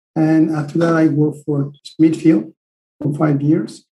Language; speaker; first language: English; non-native, fluent; Spanish